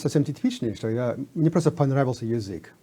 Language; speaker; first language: Russian; non-native, fluent; English